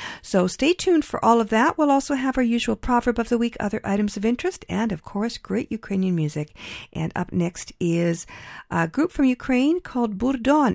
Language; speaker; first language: English; early bilingual, other home language; Ukrainian